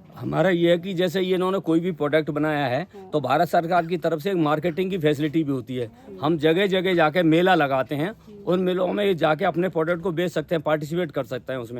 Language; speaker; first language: Hindi; native; Hindi